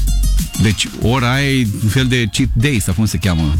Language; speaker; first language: Romanian; native; Romanian